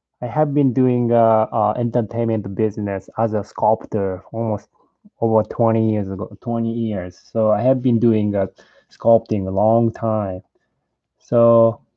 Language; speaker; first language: English; non-native, learner; Japanese